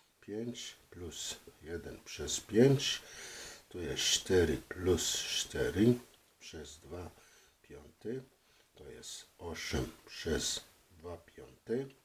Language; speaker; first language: Polish; non-native, fluent; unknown